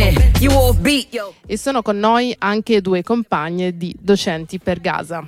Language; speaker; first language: Italian; native; Italian